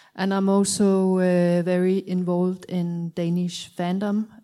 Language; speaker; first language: English; non-native, fluent; Danish